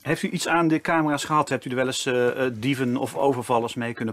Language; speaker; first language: Dutch; native; Dutch